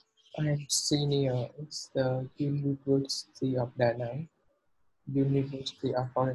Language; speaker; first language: English; non-native, learner; Vietnamese